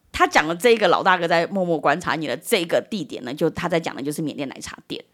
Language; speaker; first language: Chinese; early bilingual, heritage; Chinese